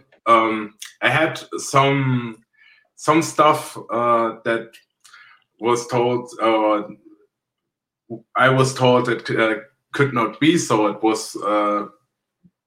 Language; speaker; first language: English; non-native, fluent; German